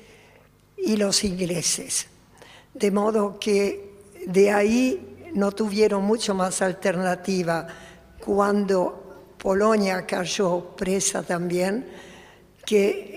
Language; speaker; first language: Spanish; early bilingual, other home language; Polish